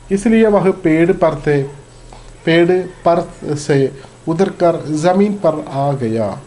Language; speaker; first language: Hindi; non-native, local second language; Malayalam